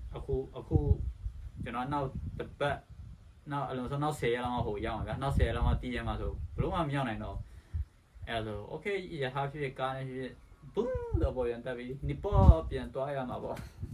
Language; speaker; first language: Burmese; non-native, local second language; Shan